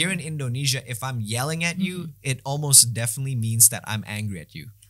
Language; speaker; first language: English; non-native, fluent; Indonesian